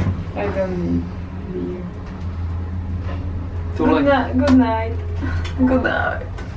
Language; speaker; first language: English; non-native, learner; Czech